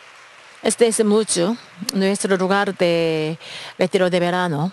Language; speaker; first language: Spanish; non-native, learner; Korean